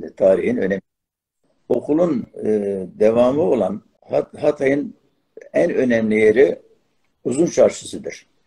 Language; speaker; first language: Turkish; non-native, local second language; Arabic